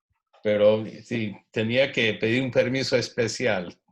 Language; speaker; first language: Spanish; non-native, fluent; English